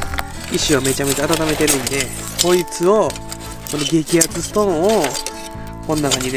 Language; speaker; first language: Japanese; native; Japanese